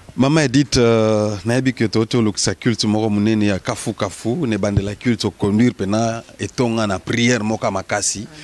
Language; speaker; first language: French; non-native, local second language; Lingala